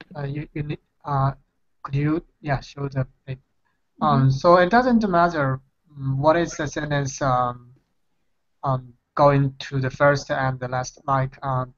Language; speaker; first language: English; non-native, fluent; Chinese